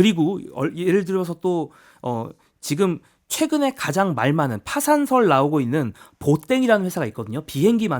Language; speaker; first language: Korean; native; Korean